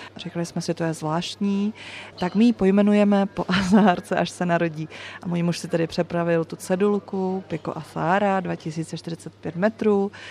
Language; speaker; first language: Czech; native; Czech